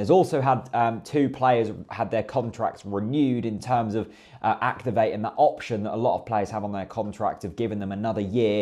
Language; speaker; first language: English; native; English